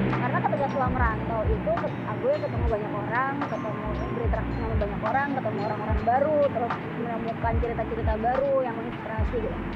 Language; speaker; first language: Indonesian; native; Indonesian